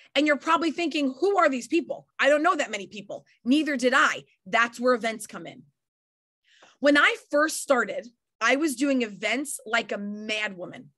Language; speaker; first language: English; native; English